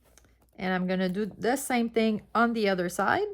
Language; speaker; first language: English; non-native, fluent; French